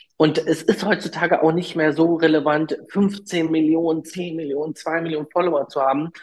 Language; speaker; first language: German; early bilingual, other home language; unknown